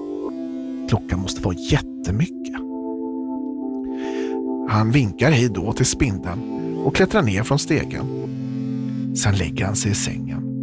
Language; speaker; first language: Swedish; native; Swedish